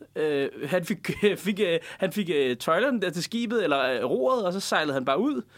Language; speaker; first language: Danish; native; Danish